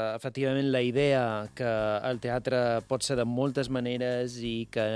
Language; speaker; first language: Catalan; native; Catalan